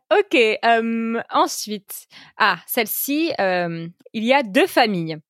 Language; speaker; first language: French; native; French